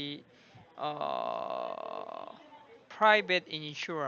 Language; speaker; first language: English; non-native, learner; Korean